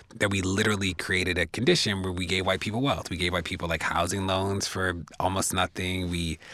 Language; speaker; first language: English; native; English